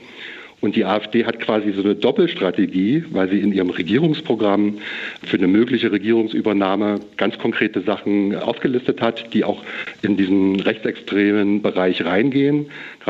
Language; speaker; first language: German; native; German